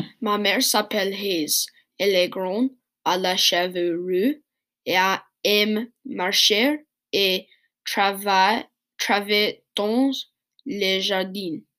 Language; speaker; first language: French; non-native, learner; English